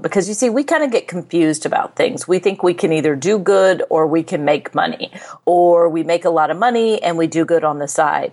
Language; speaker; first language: English; native; English